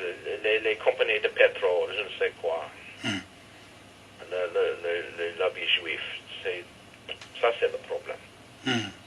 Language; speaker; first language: French; non-native, fluent; English